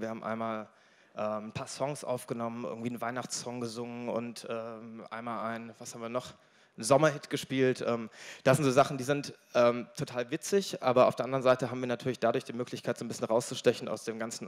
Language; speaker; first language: German; native; German